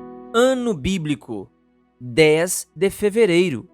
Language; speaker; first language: Portuguese; native; Portuguese